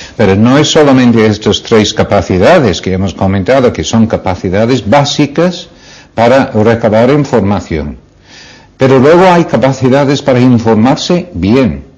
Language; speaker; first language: Spanish; non-native, fluent; English